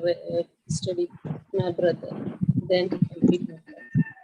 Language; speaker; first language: English; non-native, learner; Hindi